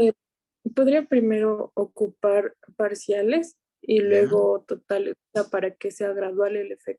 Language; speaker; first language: Spanish; native; Spanish